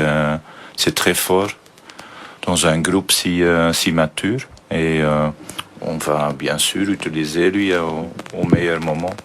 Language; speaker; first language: French; non-native, fluent; Dutch